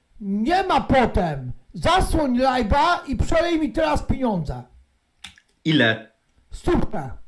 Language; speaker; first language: Polish; native; Polish